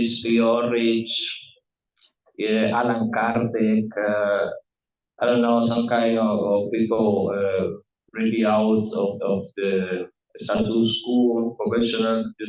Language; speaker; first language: English; non-native, learner; Spanish